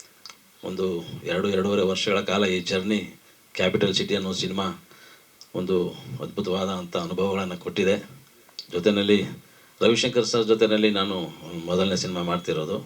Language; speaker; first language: Kannada; native; Kannada